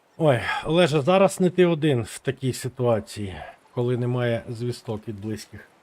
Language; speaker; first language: Ukrainian; non-native, local second language; Russian